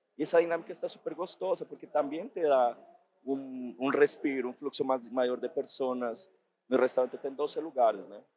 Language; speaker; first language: Portuguese; non-native, fluent; Spanish